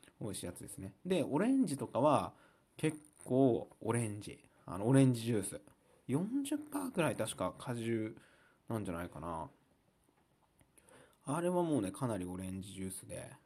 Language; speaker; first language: Japanese; native; Japanese